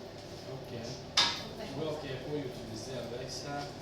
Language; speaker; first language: French; non-native, learner; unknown